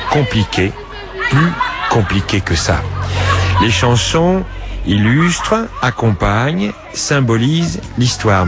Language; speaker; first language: French; native; French